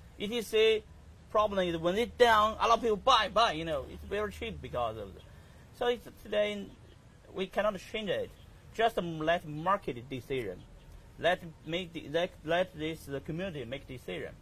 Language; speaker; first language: English; non-native, learner; Chinese